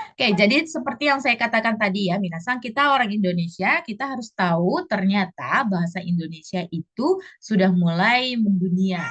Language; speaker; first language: Indonesian; native; Indonesian